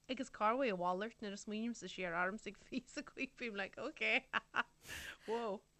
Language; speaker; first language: Irish; native; Irish